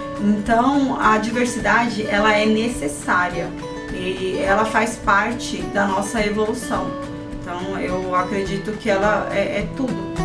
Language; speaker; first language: Portuguese; native; Portuguese